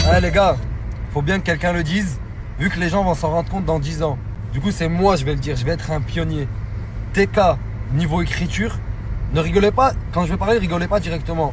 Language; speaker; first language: French; native; French